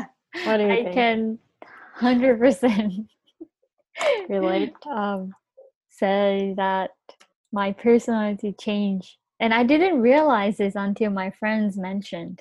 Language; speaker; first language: English; non-native, fluent; Japanese